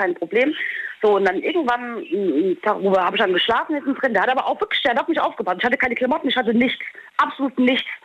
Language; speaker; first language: German; native; German